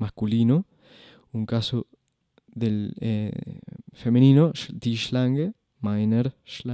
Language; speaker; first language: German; non-native, fluent; Spanish